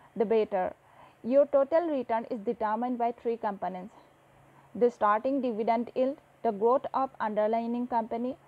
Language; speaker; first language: English; non-native, local second language; Assamese